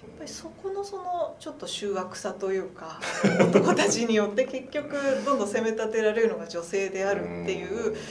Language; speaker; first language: Japanese; native; Japanese